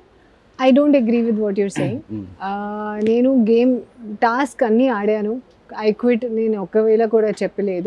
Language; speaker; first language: Telugu; non-native, learner; Hindi